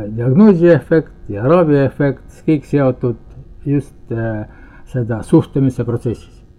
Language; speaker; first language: Estonian; non-native, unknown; Ukrainian